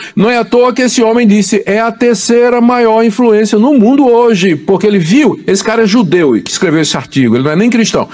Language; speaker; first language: Portuguese; native; Portuguese